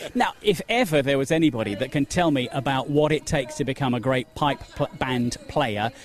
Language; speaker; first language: English; native; English